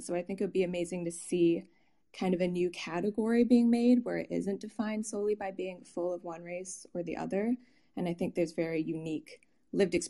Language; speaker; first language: English; native; English